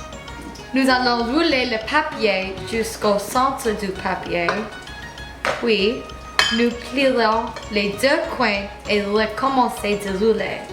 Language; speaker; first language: French; non-native, learner; English